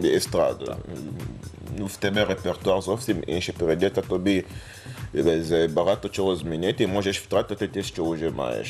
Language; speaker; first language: Ukrainian; non-native, fluent; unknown